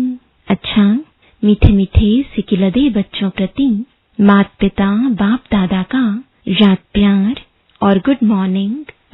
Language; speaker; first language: Hindi; native; Hindi